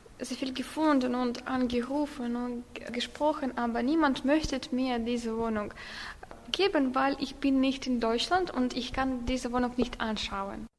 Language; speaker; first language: German; non-native, learner; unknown